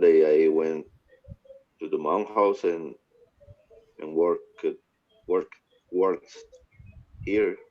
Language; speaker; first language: English; non-native, learner; Spanish